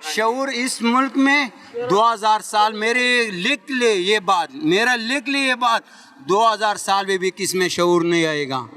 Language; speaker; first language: Urdu; non-native, local second language; Pashto